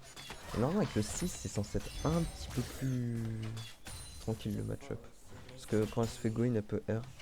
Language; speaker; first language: French; native; French